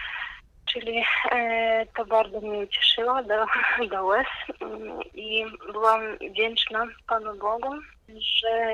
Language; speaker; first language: Polish; non-native, fluent; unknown